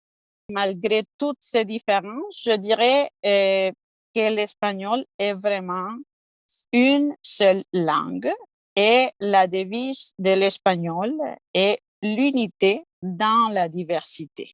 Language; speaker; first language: French; non-native, fluent; Spanish